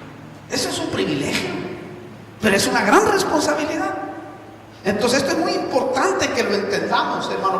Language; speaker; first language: Spanish; native; Spanish